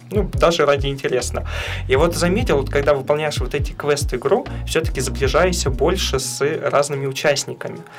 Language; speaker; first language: Russian; native; Russian